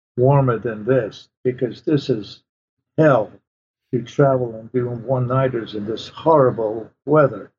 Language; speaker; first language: English; early bilingual, other home language; Polish